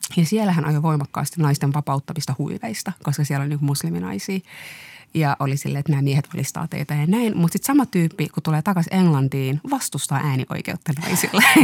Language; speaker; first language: Finnish; early bilingual, other home language; Somali